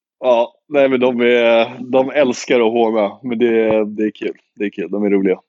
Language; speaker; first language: Swedish; native; Swedish